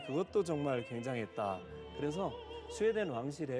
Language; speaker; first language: Korean; native; Korean